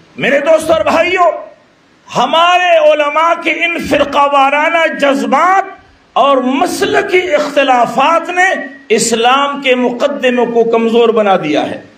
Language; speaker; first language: Urdu; non-native, local second language; Pashto